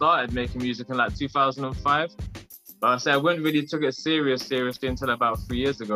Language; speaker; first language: English; native; English